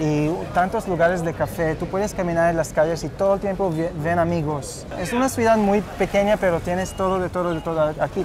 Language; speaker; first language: Spanish; non-native, fluent; Hebrew